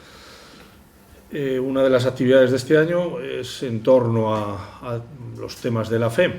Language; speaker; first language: Spanish; native; Spanish